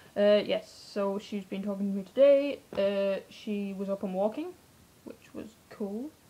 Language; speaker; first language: English; native; English